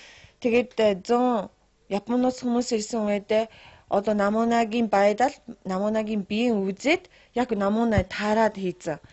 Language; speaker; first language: Mongolian; non-native, learner; Japanese